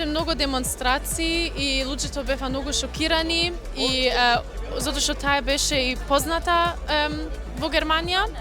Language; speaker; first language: Macedonian; early bilingual, heritage; Macedonian